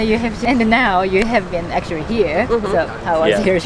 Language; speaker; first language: English; non-native, learner; Japanese